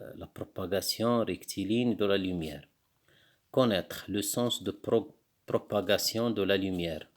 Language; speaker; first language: French; non-native, local second language; Arabic